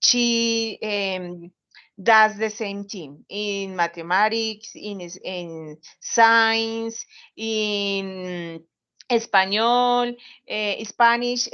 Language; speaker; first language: English; non-native, learner; Spanish